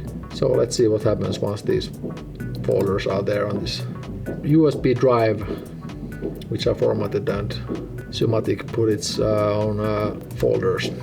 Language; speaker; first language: English; non-native, fluent; Finnish